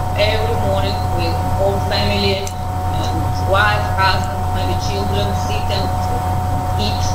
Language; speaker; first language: English; non-native, learner; Russian